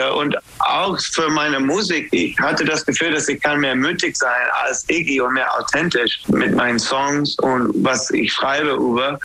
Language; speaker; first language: German; non-native, learner; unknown